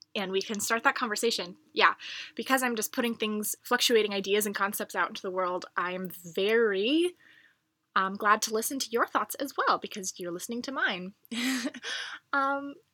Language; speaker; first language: English; native; English